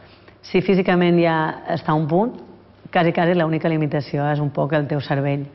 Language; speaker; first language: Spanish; non-native, local second language; Catalan